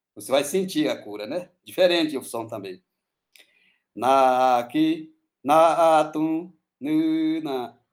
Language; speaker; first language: Portuguese; non-native, local second language; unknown